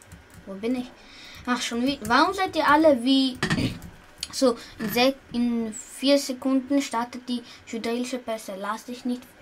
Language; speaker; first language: German; early bilingual, other home language; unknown